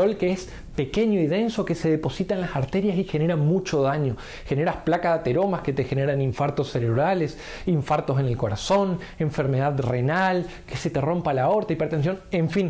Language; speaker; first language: Spanish; native; Spanish